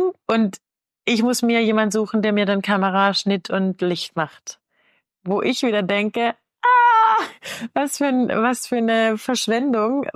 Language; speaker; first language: German; native; German